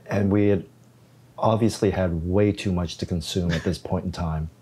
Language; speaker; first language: English; non-native, fluent; Korean